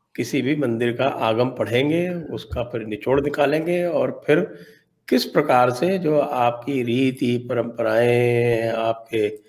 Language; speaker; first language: Hindi; native; Hindi